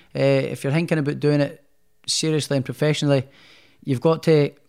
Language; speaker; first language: English; native; English